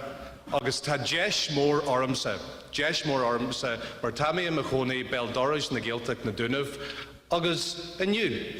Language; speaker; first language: Irish; non-native, learner; English